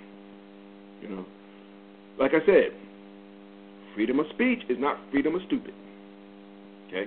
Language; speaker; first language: English; native; English